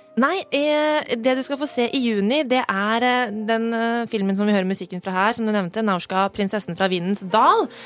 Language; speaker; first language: Norwegian; native; Norwegian